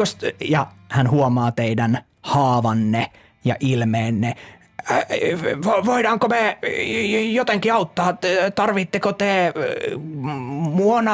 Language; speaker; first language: Finnish; native; Finnish